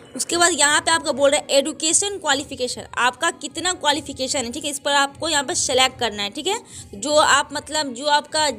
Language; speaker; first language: Hindi; native; Hindi